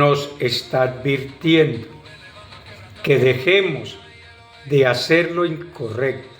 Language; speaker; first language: Spanish; native; Spanish